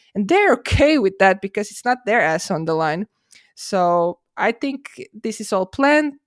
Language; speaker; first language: English; non-native, fluent; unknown